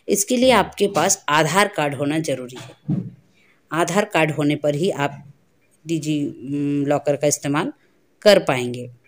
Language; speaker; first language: Hindi; native; Hindi